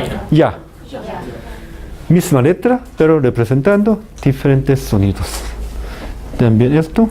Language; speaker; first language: Spanish; non-native, fluent; Korean